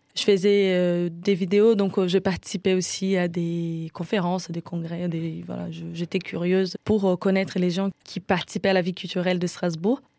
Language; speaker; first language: French; non-native, fluent; Portuguese